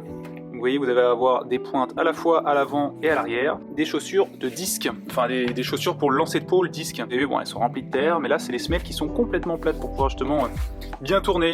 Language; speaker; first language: French; native; French